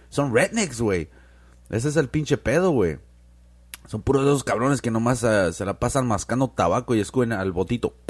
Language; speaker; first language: Spanish; early bilingual, heritage; Spanish